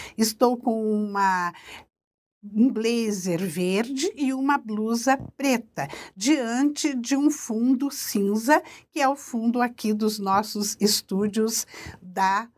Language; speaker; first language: Portuguese; native; Portuguese